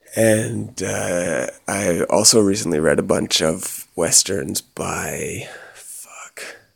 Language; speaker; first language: English; native; English